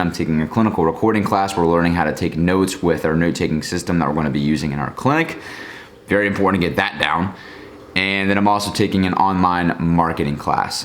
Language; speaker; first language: English; native; English